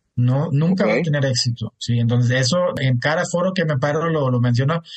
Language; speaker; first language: Spanish; non-native, fluent; German